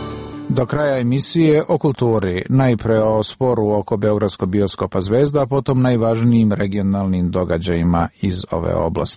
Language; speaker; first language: Serbian; native; Serbian